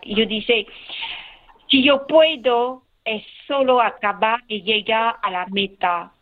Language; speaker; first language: Spanish; non-native, learner; Khmer